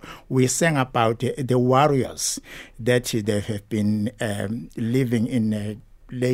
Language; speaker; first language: English; non-native, local second language; Zulu